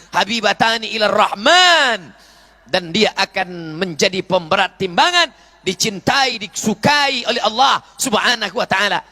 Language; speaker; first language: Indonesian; native; Indonesian